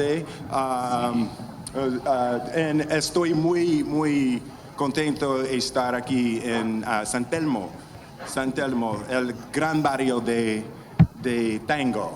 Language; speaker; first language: Spanish; non-native, learner; English